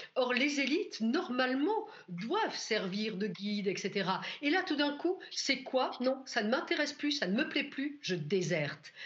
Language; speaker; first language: French; native; French